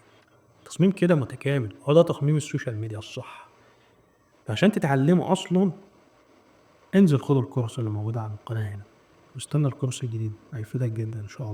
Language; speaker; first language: Arabic; native; Arabic